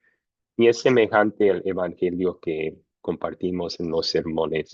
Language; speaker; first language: Spanish; non-native, fluent; English